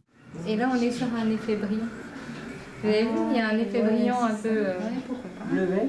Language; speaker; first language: French; native; French